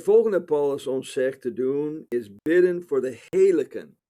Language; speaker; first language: Dutch; non-native, fluent; English